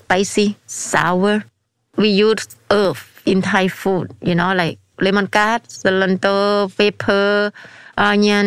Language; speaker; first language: English; non-native, learner; Thai